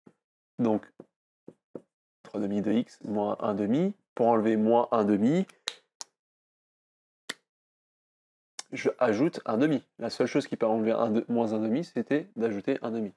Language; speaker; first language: French; native; French